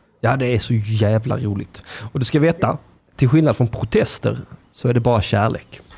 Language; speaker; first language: Swedish; native; Swedish